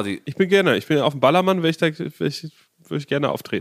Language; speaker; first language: German; native; German